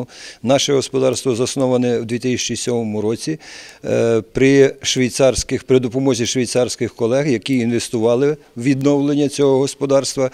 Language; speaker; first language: Ukrainian; native; Ukrainian